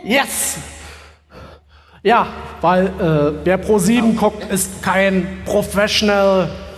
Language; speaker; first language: German; native; German